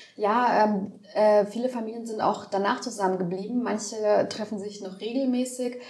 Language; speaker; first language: German; early bilingual, other home language; Albanian